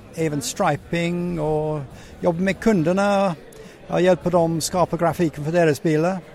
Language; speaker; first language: Swedish; non-native, fluent; English